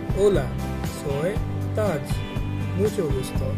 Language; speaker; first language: Spanish; non-native, learner; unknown